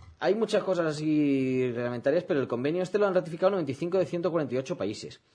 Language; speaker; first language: Spanish; native; Spanish